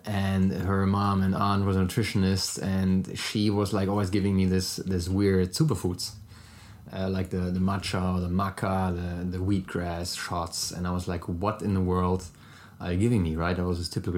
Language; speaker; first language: English; non-native, fluent; German